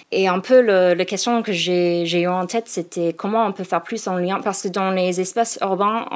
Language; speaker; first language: French; non-native, learner; English